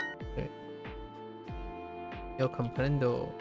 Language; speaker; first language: Spanish; non-native, learner; English